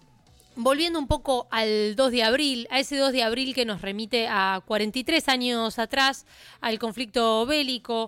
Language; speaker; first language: Spanish; native; Spanish